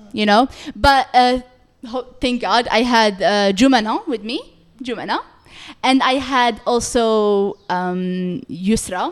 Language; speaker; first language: English; non-native, fluent; Arabic